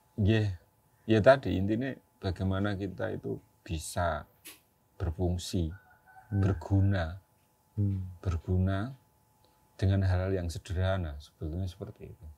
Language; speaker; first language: Indonesian; non-native, local second language; Javanese